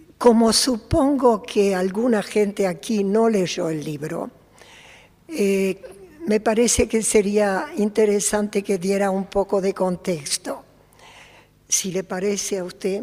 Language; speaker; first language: Spanish; early bilingual, other home language; Polish